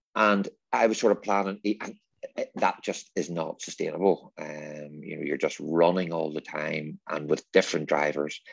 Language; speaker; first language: English; native; English